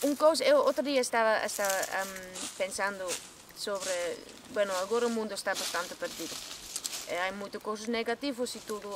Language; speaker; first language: Galician; non-native, learner; Dutch